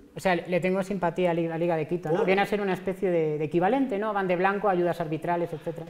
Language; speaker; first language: Spanish; native; Spanish